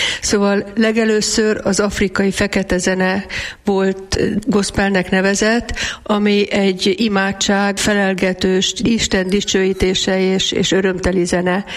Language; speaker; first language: Hungarian; native; Hungarian